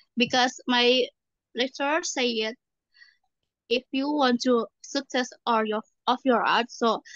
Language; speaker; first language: English; non-native, learner; Indonesian